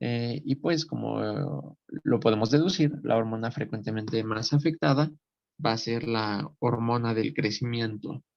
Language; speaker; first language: Spanish; native; Spanish